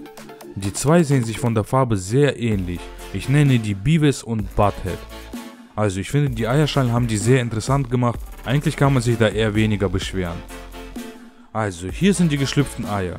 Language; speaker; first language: German; native; German